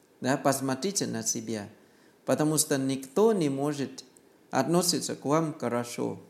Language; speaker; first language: Russian; non-native, learner; Thai